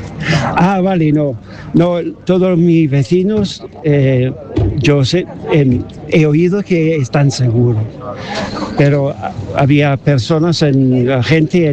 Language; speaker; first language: Spanish; non-native, fluent; English